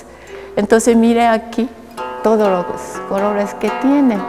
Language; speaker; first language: Spanish; non-native, learner; Japanese